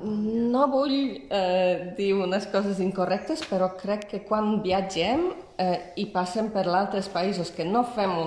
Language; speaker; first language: Catalan; non-native, fluent; Polish